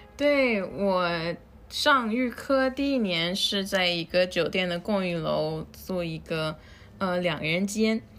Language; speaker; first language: Chinese; non-native, fluent; Spanish